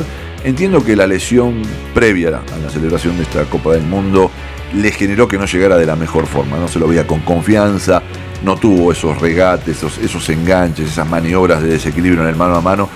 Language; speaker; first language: Spanish; native; Spanish